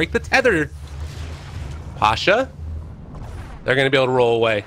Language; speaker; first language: English; native; English